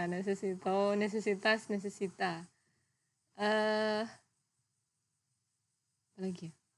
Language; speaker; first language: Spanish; non-native, learner; Indonesian